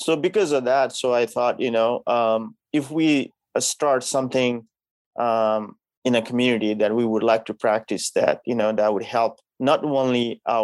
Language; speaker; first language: English; non-native, local second language; Nepali